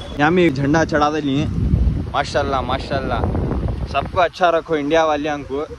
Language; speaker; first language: Hindi; native; Hindi